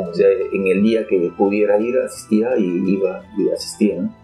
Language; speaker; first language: Spanish; native; Spanish